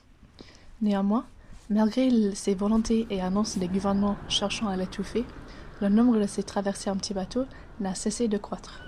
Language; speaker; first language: French; native; French